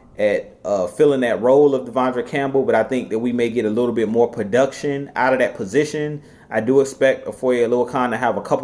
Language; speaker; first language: English; native; English